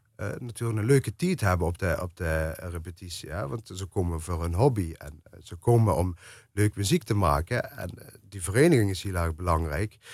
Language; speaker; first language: Dutch; native; Dutch